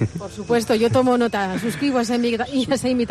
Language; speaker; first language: Spanish; native; Spanish